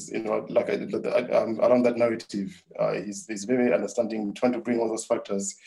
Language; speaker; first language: English; non-native, local second language; Nyanja